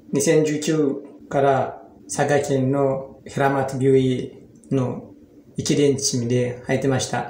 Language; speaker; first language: Japanese; non-native, learner; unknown